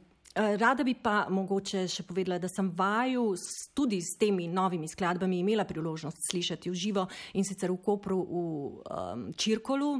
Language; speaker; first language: Slovenian; native; Slovenian